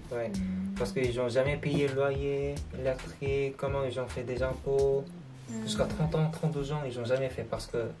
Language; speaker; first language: French; non-native, learner; Korean